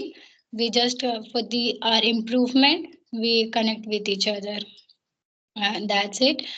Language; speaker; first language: English; non-native, learner; Hindi